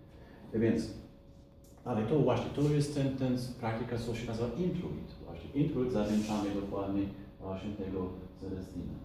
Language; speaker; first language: Polish; non-native, fluent; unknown